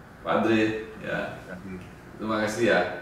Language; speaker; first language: Indonesian; native; Indonesian